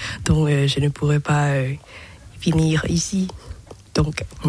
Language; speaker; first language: French; non-native, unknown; Thai